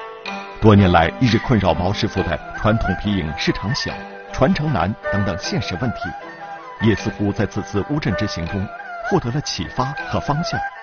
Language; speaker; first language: Chinese; native; Chinese